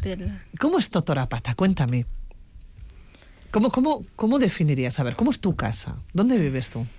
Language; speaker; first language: Spanish; native; Spanish